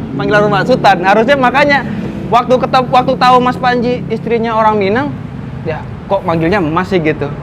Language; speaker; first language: Indonesian; non-native, local second language; Minangkabau